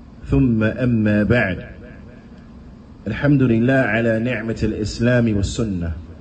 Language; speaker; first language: Arabic; non-native, fluent; English